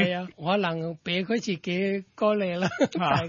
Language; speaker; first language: Cantonese; non-native, fluent; Thai